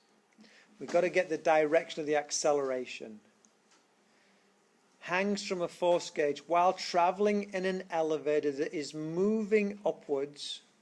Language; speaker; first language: English; native; English